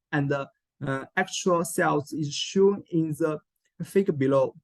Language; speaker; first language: English; non-native, learner; Chinese